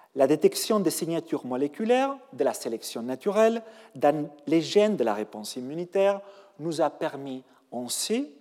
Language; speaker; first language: French; non-native, fluent; Spanish